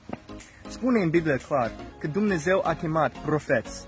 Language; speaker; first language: Romanian; non-native, learner; English